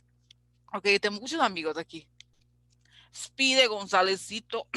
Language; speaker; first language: Spanish; non-native, learner; English